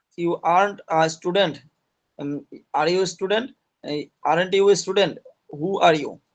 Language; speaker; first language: English; non-native, learner; Bangla